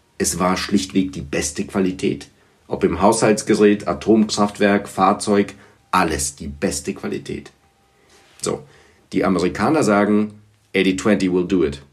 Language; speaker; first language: German; early bilingual, other home language; Bulgarian